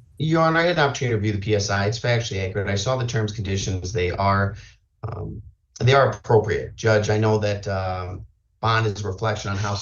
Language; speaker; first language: English; native; English